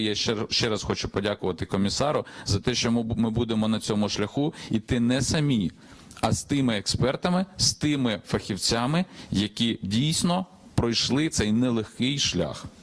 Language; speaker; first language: Ukrainian; native; Ukrainian